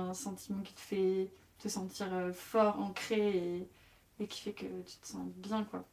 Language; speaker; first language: French; native; French